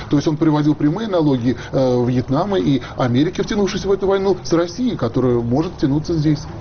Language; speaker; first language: Russian; native; Russian